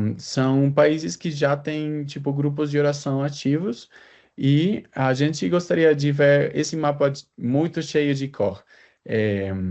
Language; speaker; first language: Portuguese; non-native, fluent; Spanish